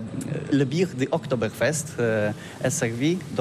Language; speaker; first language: French; non-native, learner; Polish